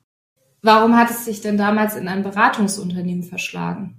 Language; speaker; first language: German; native; German